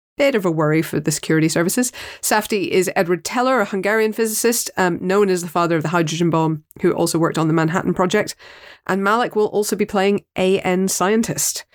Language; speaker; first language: English; native; English